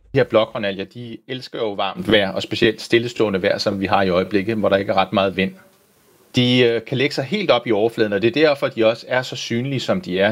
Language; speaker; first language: Danish; native; Danish